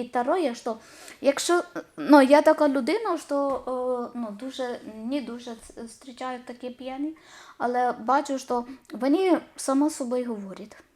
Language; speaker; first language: Ukrainian; non-native, learner; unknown